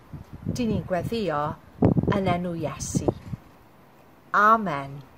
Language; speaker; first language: Welsh; non-native, local second language; English